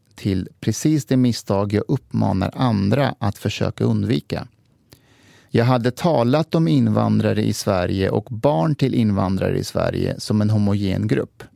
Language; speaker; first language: Swedish; early bilingual, other home language; Persian